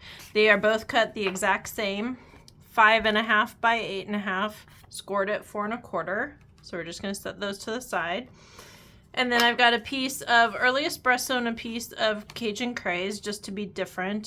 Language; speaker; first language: English; native; English